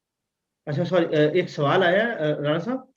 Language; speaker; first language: Urdu; native; Urdu